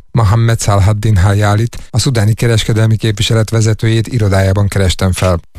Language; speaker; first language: Hungarian; native; Hungarian